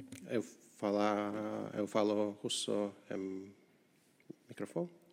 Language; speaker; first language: Portuguese; non-native, learner; Russian